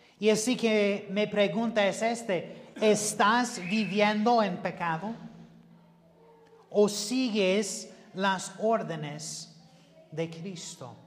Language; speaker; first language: Spanish; non-native, learner; English